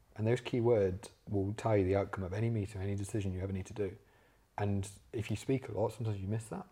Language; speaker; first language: English; native; English